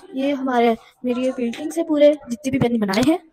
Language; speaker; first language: Hindi; non-native, local second language; Urdu